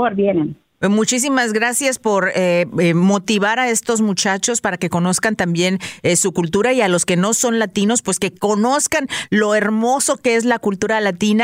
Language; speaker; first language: Spanish; native; Spanish